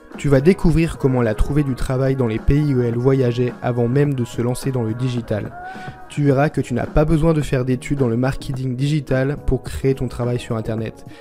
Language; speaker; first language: French; native; French